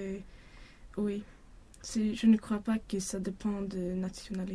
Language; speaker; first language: French; non-native, learner; Swedish